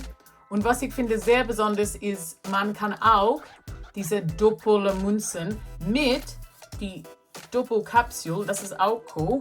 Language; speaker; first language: German; non-native, learner; English